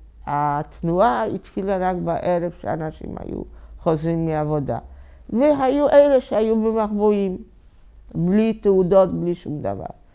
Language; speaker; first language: Hebrew; non-native, fluent; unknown